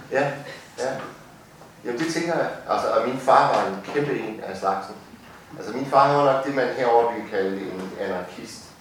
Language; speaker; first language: Danish; native; Danish